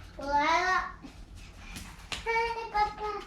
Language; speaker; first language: Chinese; early bilingual, heritage; Chinese